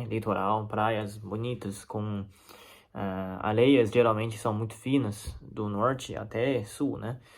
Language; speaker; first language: Portuguese; non-native, fluent; Chinese